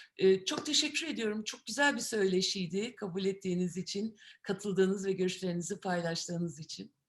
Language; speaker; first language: Turkish; native; Turkish